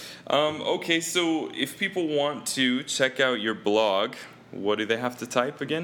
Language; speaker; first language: English; native; English